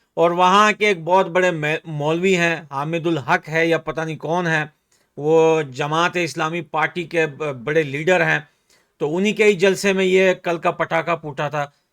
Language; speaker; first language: Hindi; native; Hindi